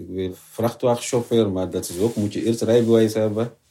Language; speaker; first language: Dutch; non-native, learner; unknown